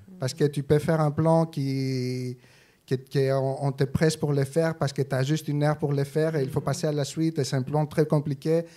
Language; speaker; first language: French; non-native, fluent; Greek